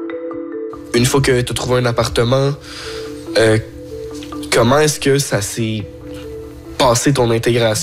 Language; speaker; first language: French; native; French